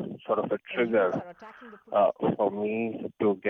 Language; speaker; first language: English; non-native, local second language; Kashmiri